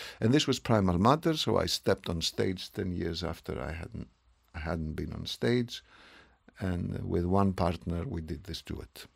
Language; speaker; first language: English; non-native, fluent; Greek